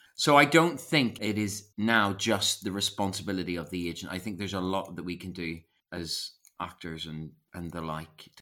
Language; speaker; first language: English; native; English